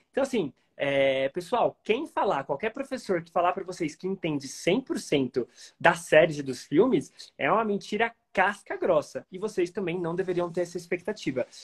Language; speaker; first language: Portuguese; native; Portuguese